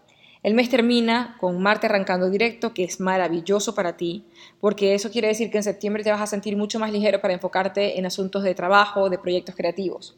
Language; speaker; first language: Spanish; native; Spanish